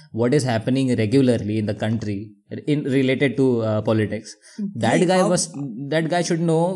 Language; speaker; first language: Hindi; non-native, local second language; Marathi